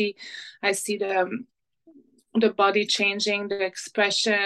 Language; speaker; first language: English; non-native, fluent; French